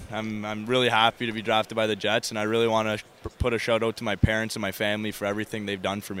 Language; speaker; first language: English; native; English